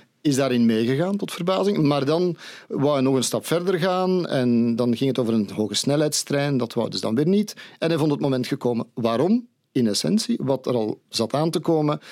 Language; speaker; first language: Dutch; native; Dutch